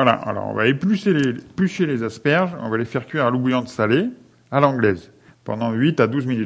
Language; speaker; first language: French; native; French